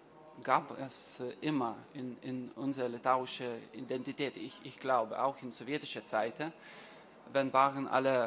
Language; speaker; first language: German; non-native, learner; Lithuanian